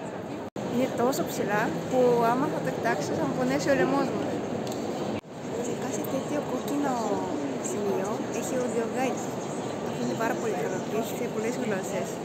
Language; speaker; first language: Greek; non-native, fluent; Japanese